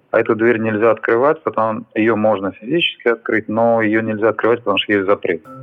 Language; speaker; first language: Russian; native; Russian